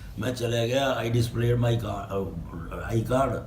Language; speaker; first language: Hindi; non-native, local second language; Punjabi